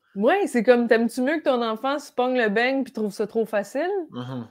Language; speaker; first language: French; native; French